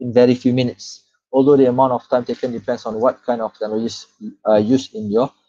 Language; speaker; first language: English; non-native, local second language; Malay